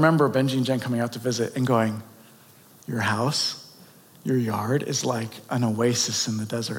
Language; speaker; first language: English; native; English